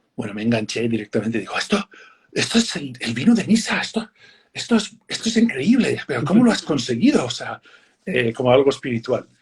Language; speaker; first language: Spanish; non-native, fluent; English